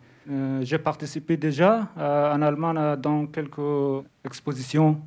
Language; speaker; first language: French; non-native, learner; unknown